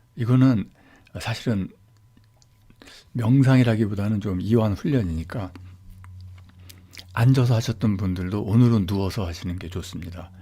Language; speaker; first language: Korean; native; Korean